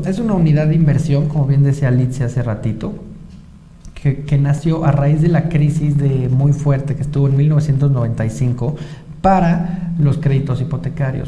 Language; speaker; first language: Spanish; native; Spanish